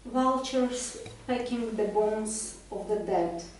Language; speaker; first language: English; non-native, fluent; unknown